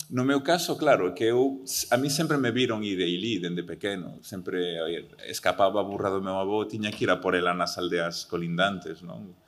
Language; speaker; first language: Galician; early bilingual, heritage; Galician